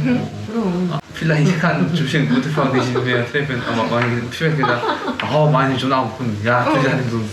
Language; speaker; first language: German; non-native, learner; Korean